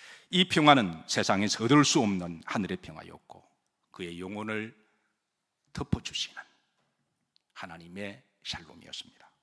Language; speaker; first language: Korean; native; Korean